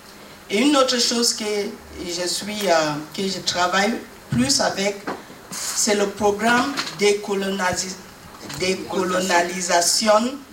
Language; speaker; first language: French; non-native, learner; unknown